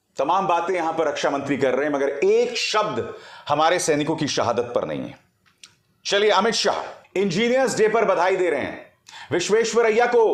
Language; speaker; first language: Hindi; native; Hindi